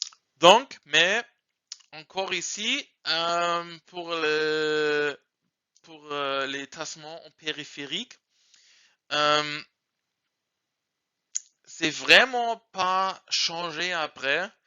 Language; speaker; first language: French; non-native, learner; German